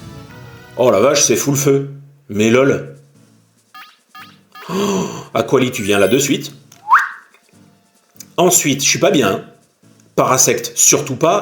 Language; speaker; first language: French; native; French